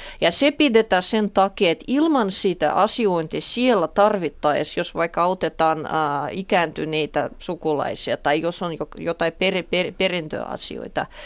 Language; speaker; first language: Finnish; non-native, fluent; Russian